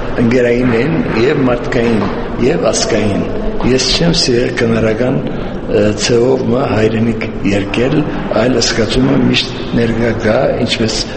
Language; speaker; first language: Armenian; early bilingual, heritage; Armenian